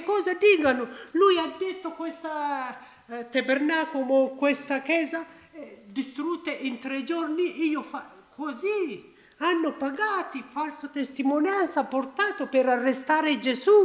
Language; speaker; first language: Italian; non-native, learner; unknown